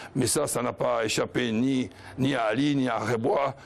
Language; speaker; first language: French; native; French